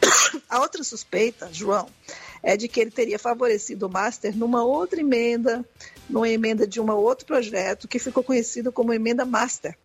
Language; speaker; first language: Portuguese; native; Portuguese